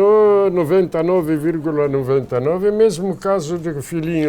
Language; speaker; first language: Portuguese; non-native, fluent; Arabic